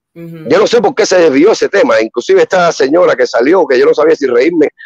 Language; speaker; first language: Spanish; native; Spanish